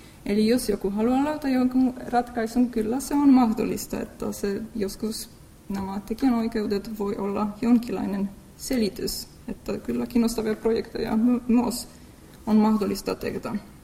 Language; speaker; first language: Finnish; non-native, fluent; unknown